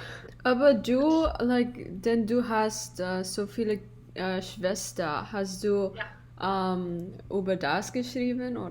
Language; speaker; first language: German; non-native, learner; English